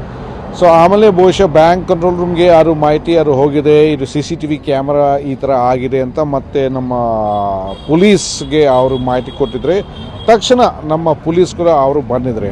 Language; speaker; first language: Kannada; non-native, fluent; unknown